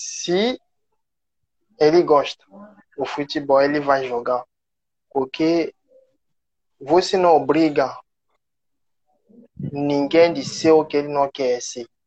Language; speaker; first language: Portuguese; non-native, learner; French